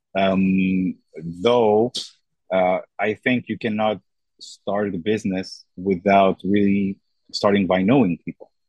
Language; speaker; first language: English; non-native, fluent; French